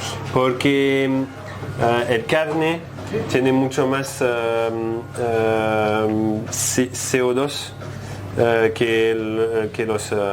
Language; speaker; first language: Spanish; non-native, learner; French